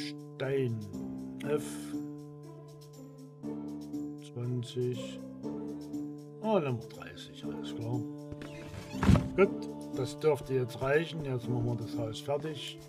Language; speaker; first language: German; native; German